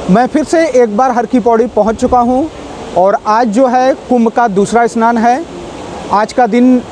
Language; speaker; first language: Hindi; native; Hindi